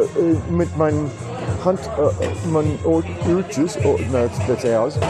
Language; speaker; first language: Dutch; non-native, learner; English